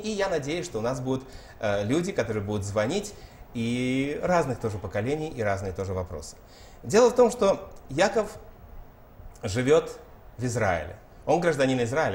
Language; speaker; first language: Russian; native; Russian